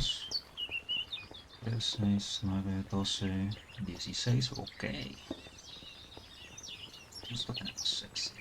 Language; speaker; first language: Spanish; early bilingual, heritage; Spanish